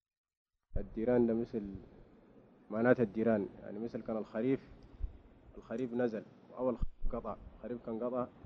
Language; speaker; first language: Arabic; native; Arabic